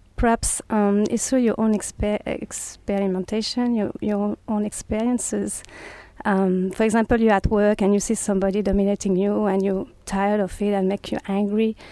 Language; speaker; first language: English; non-native, fluent; French